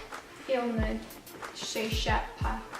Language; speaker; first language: French; non-native, learner; English